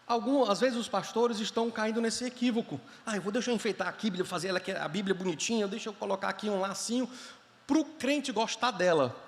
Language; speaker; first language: Portuguese; native; Portuguese